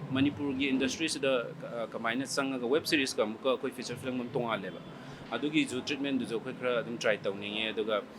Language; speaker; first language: Manipuri; native; Manipuri